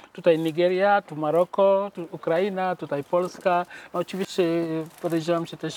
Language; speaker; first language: Polish; non-native, fluent; Wolof